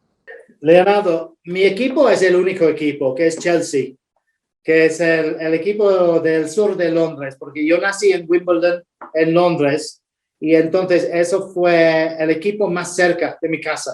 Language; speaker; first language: Spanish; non-native, fluent; English